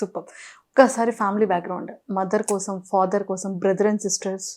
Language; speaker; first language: Telugu; native; Telugu